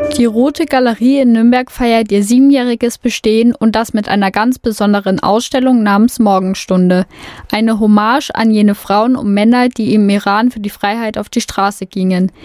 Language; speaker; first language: German; native; German